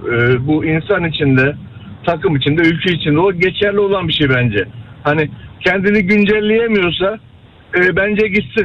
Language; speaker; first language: Turkish; native; Turkish